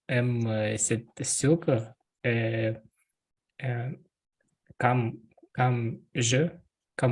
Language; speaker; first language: French; non-native, learner; Russian